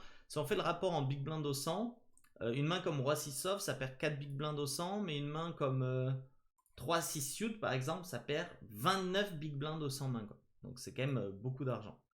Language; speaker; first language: French; native; French